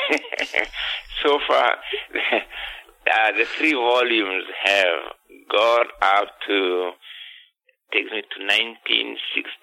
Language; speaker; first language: English; non-native, local second language; Kikuyu